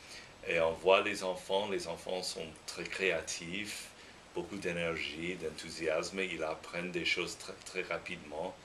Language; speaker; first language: French; non-native, fluent; English